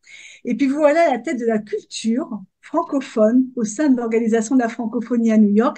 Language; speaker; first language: French; native; French